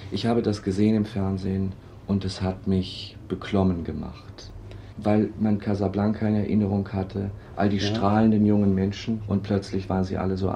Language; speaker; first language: German; native; German